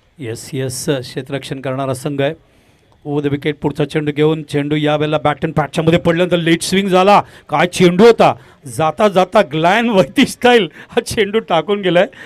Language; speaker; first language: Marathi; non-native, local second language; Tamil